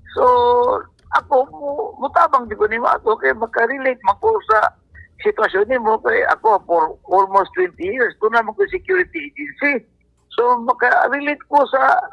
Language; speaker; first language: Cebuano; native; Cebuano